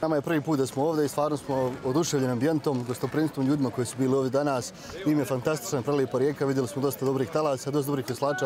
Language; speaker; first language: Serbian; native; Serbian